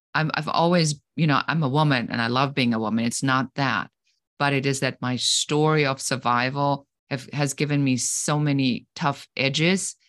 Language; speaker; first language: English; non-native, fluent; German